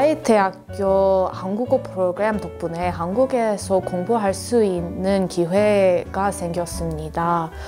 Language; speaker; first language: Korean; non-native, fluent; English